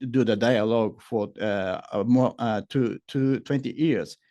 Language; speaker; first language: English; non-native, fluent; Japanese